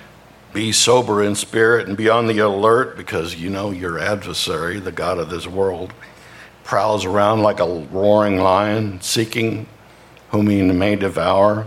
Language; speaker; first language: English; native; English